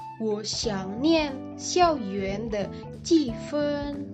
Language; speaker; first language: Chinese; non-native, learner; Indonesian